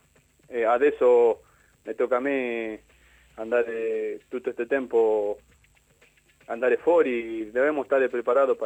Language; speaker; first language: Italian; non-native, learner; Spanish